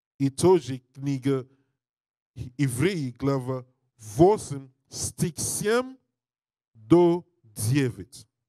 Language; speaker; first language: Russian; non-native, learner; English